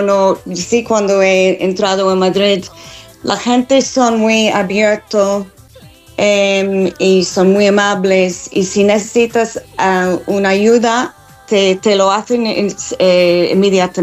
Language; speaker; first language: Spanish; non-native, fluent; English